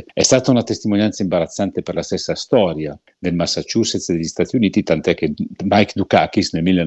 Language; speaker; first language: Italian; native; Italian